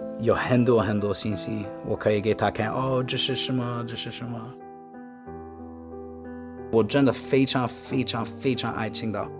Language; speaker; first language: Chinese; non-native, fluent; English